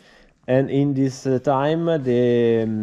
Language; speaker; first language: English; non-native, learner; Italian